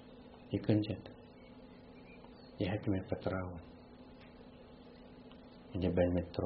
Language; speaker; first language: Dutch; non-native, fluent; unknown